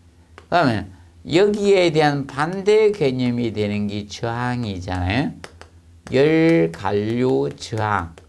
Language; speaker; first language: Korean; native; Korean